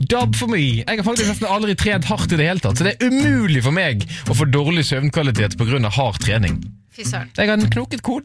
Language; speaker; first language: Norwegian; native; Norwegian